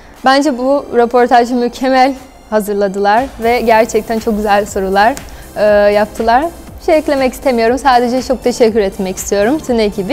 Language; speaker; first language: Turkish; non-native, fluent; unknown